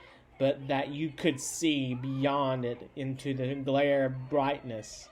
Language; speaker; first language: English; native; English